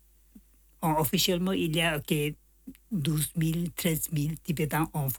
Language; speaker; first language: French; non-native, learner; Tibetan